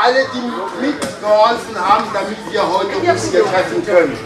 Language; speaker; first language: German; non-native, fluent; French